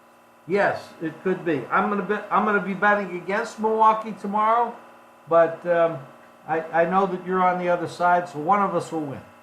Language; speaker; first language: English; native; English